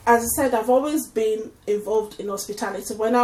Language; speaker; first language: English; non-native, local second language; Yoruba